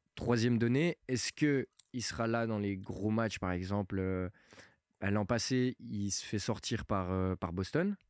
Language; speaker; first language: French; early bilingual, other home language; Portuguese